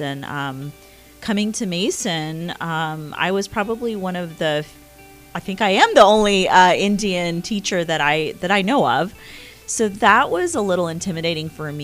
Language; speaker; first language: English; early bilingual, other home language; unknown